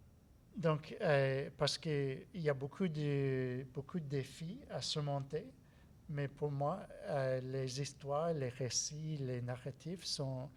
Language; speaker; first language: French; non-native, learner; English